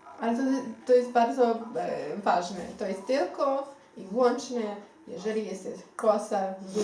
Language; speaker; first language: Polish; non-native, learner; Xhosa